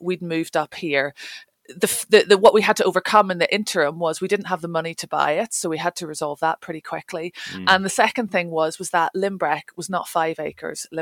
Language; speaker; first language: English; native; English